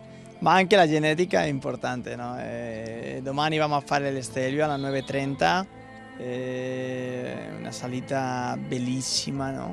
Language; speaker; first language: Italian; non-native, learner; Spanish